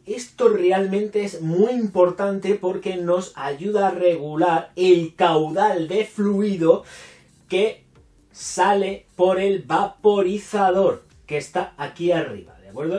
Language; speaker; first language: Spanish; native; Spanish